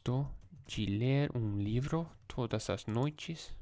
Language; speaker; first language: Portuguese; non-native, learner; English